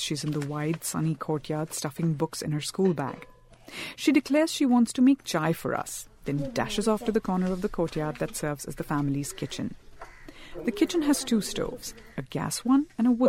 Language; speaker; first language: English; non-native, local second language; Bangla